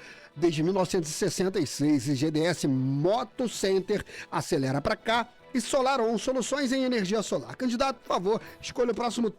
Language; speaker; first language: Portuguese; native; Portuguese